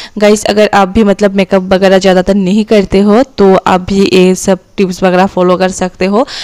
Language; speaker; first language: Hindi; non-native, local second language; Assamese